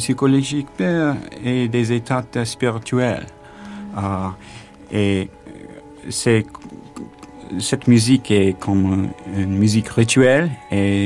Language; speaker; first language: French; non-native, learner; English